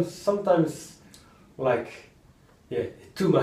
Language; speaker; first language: English; non-native, learner; Japanese